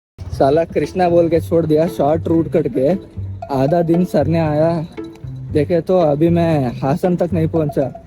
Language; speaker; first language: Hindi; non-native, local second language; Urdu